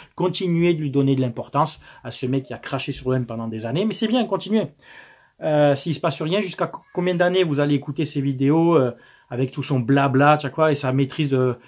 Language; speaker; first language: French; native; French